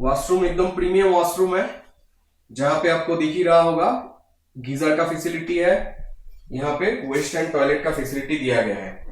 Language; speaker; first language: Hindi; non-native, local second language; Bangla